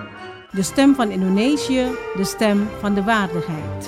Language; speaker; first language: Dutch; non-native, fluent; Indonesian